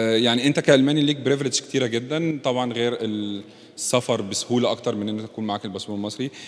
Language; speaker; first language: Arabic; early bilingual, heritage; Arabic